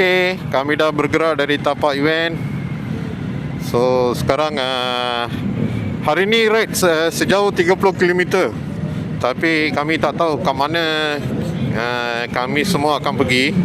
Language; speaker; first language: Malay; non-native, local second language; Tamil